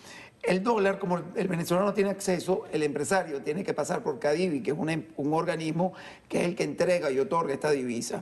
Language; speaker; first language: Spanish; native; Spanish